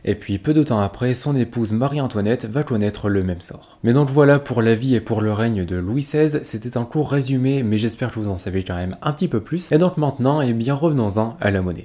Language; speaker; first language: French; native; French